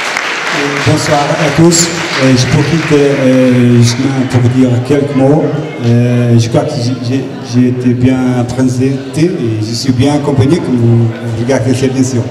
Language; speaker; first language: French; non-native, learner; Portuguese